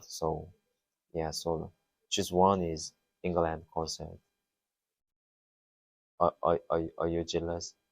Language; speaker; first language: English; non-native, learner; Korean